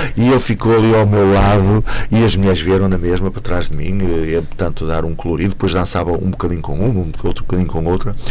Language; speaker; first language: Portuguese; native; Portuguese